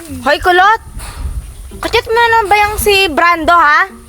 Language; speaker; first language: Filipino; native; Filipino